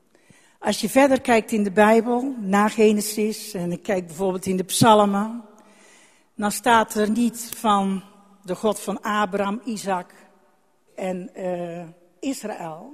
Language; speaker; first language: Dutch; native; Dutch